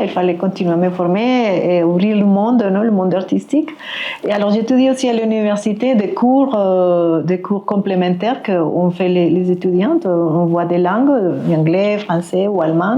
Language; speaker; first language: French; non-native, fluent; Spanish